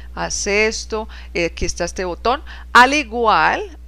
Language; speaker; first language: Spanish; native; Spanish